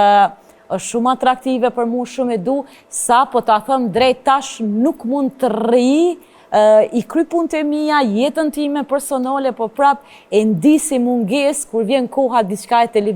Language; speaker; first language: Albanian; native; Albanian